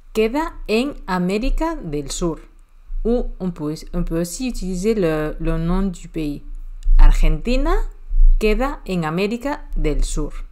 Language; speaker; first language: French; non-native, fluent; Spanish